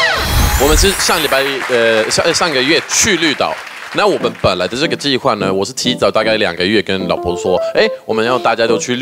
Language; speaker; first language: Chinese; non-native, fluent; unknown